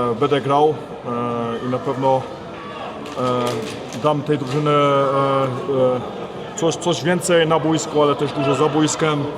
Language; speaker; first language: Polish; early bilingual, heritage; Polish